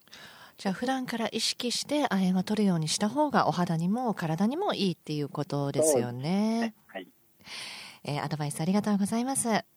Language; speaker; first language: Japanese; native; Japanese